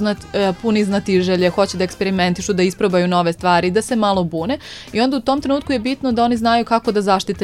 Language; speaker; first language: Serbian; native; Serbian